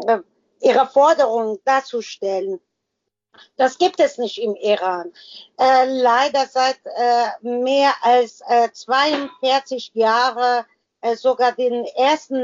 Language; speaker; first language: German; non-native, learner; Persian